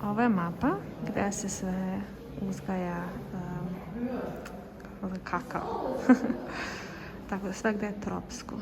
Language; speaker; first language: Serbian; native; Serbian